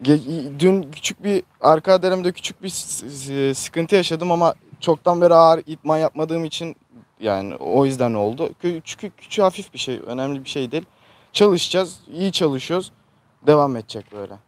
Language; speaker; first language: Turkish; early bilingual, heritage; Turkish